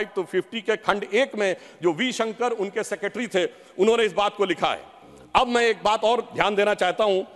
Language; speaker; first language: Hindi; native; Hindi